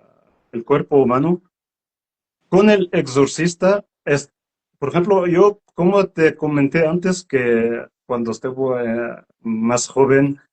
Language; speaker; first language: Spanish; non-native, learner; Arabic